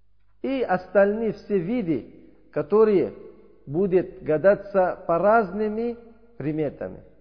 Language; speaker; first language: Russian; non-native, learner; Uzbek